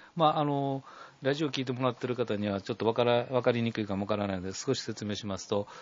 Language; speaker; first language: Japanese; native; Japanese